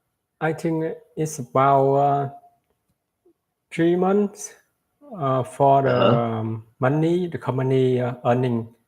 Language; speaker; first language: English; non-native, learner; Vietnamese